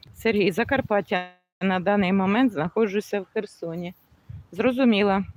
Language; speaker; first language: Ukrainian; native; Ukrainian